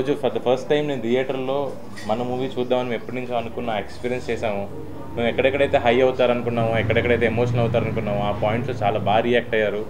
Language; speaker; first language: Telugu; native; Telugu